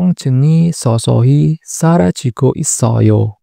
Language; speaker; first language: Korean; non-native, learner; Indonesian